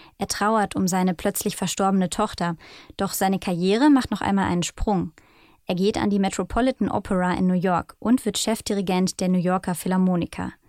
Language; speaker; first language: German; native; German